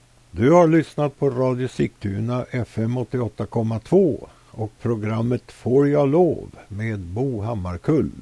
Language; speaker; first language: Swedish; native; Swedish